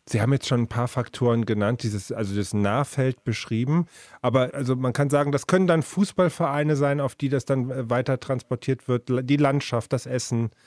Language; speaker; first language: German; native; German